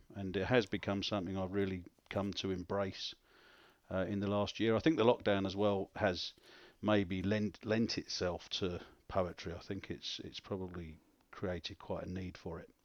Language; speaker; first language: English; native; English